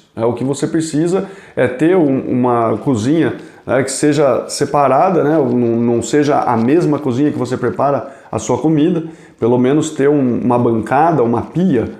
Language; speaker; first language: Portuguese; native; Portuguese